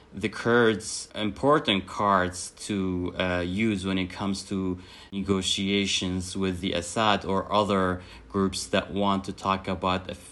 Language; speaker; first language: English; non-native, fluent; Arabic